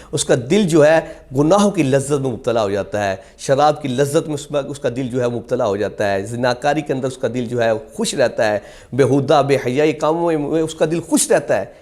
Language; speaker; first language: Urdu; non-native, local second language; Punjabi